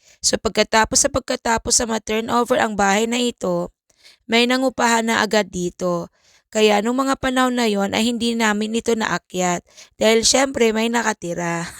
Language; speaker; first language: Filipino; native; Filipino